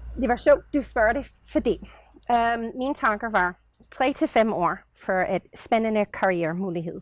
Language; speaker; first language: Danish; non-native, fluent; English